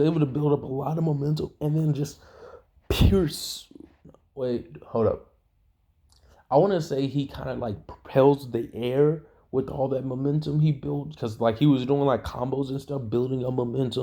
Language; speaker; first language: English; native; English